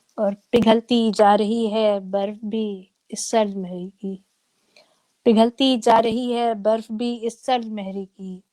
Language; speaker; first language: Urdu; native; Urdu